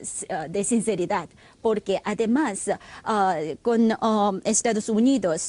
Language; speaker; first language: Spanish; non-native, fluent; Korean